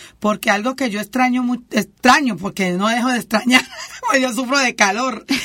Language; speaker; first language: Spanish; native; Spanish